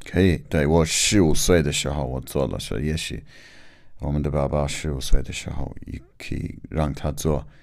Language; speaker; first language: Chinese; non-native, learner; English